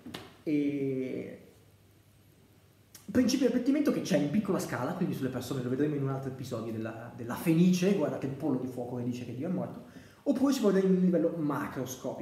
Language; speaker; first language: Italian; native; Italian